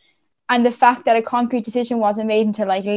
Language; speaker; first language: English; native; English